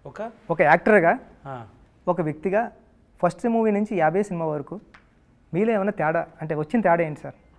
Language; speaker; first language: Telugu; native; Telugu